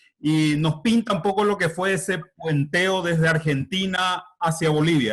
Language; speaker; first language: Spanish; native; Spanish